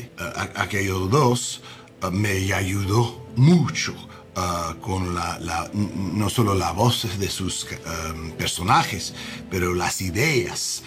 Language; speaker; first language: Spanish; non-native, learner; English